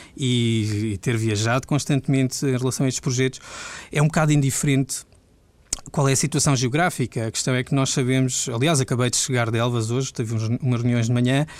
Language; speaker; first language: Portuguese; native; Portuguese